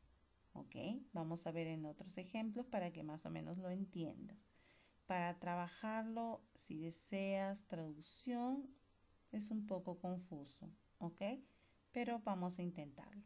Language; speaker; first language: Spanish; native; Spanish